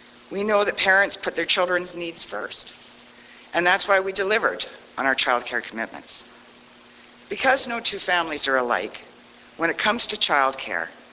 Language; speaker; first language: English; native; English